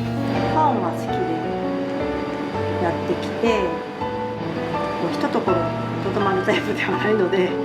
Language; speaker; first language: Japanese; native; Japanese